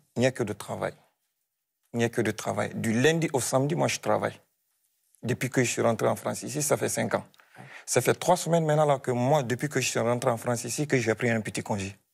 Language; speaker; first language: French; non-native, local second language; Fula